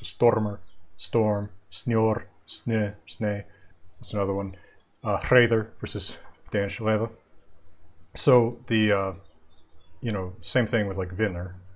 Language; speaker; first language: English; native; English